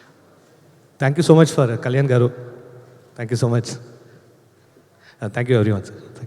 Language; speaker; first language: Telugu; non-native, learner; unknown